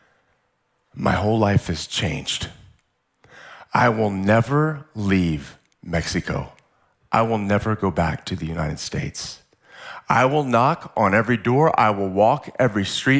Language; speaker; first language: English; native; English